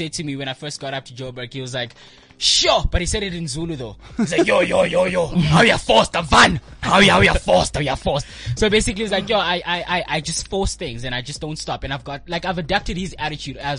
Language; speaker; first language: English; non-native, local second language; Xhosa